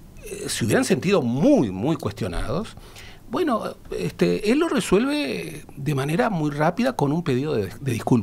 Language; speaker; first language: Spanish; native; Spanish